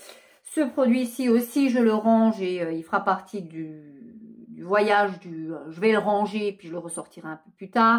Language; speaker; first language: French; native; French